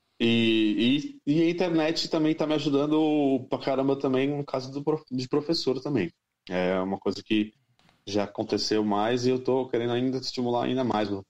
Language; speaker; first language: Portuguese; native; Portuguese